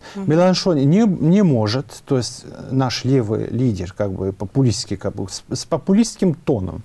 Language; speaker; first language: Russian; non-native, fluent; French